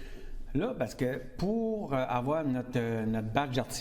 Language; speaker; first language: French; native; French